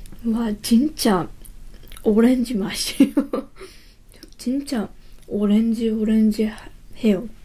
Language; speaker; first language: Korean; early bilingual, heritage; Korean